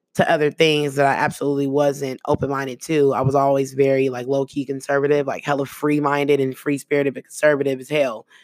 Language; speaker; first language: English; early bilingual, other home language; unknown